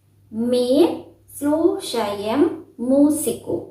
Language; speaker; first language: Russian; non-native, fluent; Sinhala